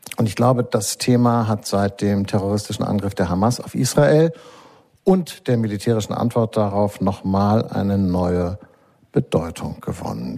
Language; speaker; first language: German; native; German